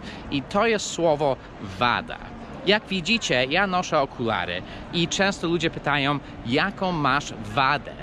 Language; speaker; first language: Polish; early bilingual, heritage; Polish